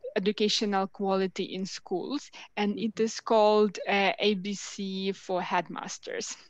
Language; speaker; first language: English; non-native, fluent; Ukrainian